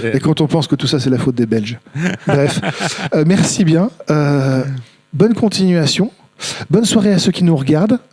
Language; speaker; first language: French; native; French